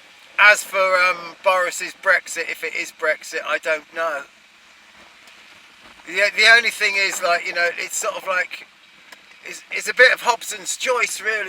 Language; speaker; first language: English; native; English